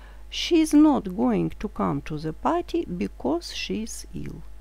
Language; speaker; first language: English; non-native, fluent; Russian